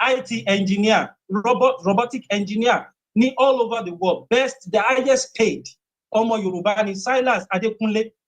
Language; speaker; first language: English; non-native, local second language; Yoruba